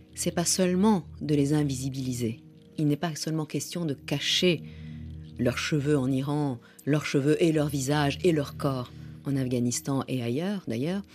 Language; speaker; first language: French; non-native, fluent; Persian